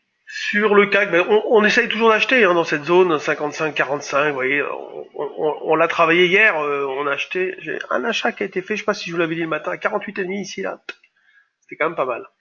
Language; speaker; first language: French; native; French